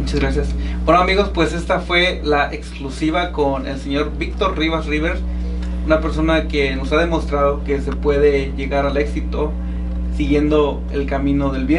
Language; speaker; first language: Spanish; native; Spanish